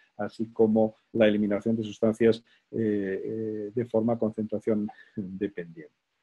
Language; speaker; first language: Spanish; native; Spanish